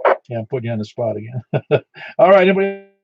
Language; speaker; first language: English; native; English